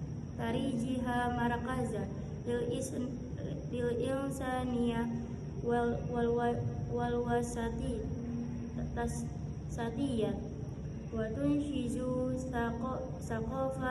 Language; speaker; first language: Arabic; non-native, learner; Indonesian